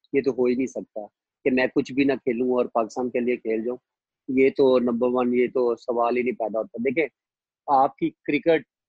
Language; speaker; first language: Urdu; non-native, local second language; Punjabi